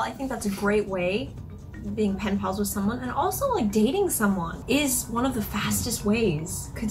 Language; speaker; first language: English; early bilingual, other home language; Japanese